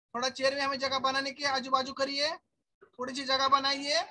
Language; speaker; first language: Hindi; non-native, local second language; Marathi